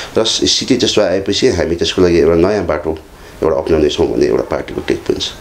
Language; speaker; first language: Nepali; native; Nepali